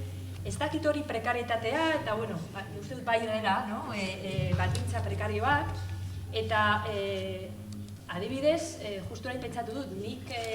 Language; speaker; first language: Basque; non-native, local second language; Spanish